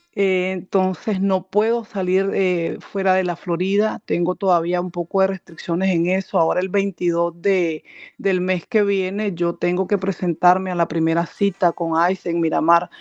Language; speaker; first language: Spanish; native; Spanish